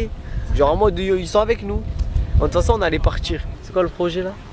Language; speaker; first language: French; native; French